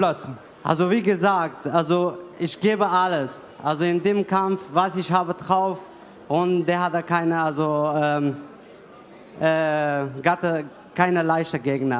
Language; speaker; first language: German; non-native, learner; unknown